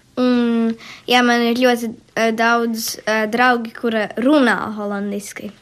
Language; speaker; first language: Latvian; early bilingual, heritage; Latvian